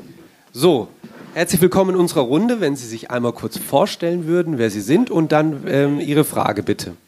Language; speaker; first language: German; native; German